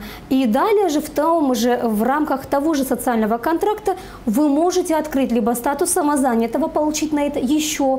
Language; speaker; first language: Russian; native; Russian